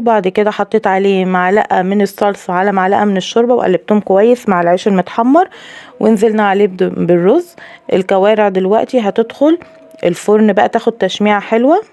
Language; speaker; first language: Arabic; native; Arabic